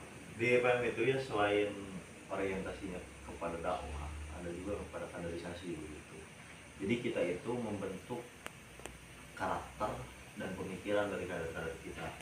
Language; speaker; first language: Indonesian; native; Indonesian